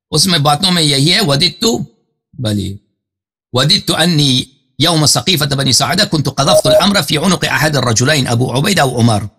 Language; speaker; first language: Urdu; non-native, fluent; Persian